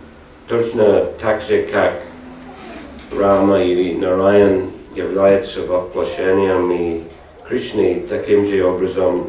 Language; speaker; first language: Russian; non-native, learner; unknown